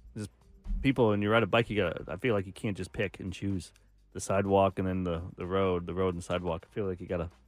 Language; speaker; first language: English; native; English